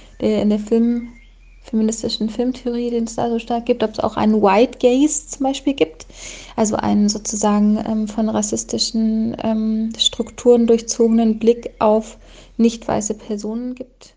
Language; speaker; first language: German; native; German